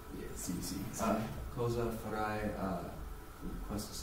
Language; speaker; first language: Italian; non-native, learner; English